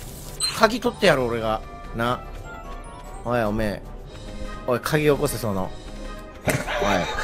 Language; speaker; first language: Japanese; native; Japanese